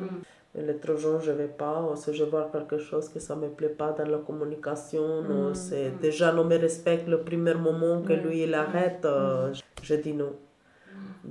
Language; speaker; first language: French; non-native, learner; Albanian